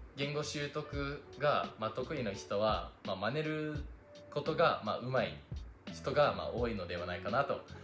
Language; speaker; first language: Japanese; non-native, fluent; English